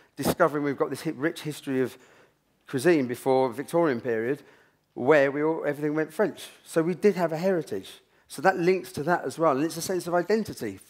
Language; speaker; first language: English; native; English